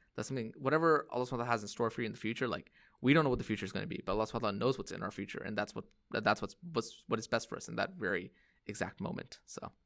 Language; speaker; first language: English; early bilingual, other home language; Hindi